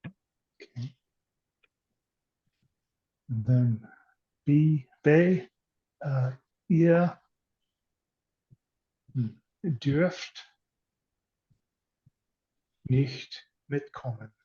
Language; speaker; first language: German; non-native, learner; English